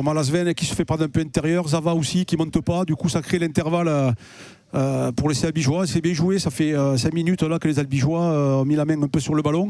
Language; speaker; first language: French; native; French